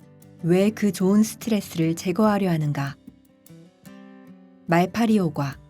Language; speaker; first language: Korean; native; Korean